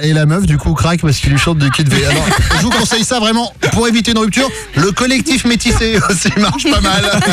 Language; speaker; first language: French; native; French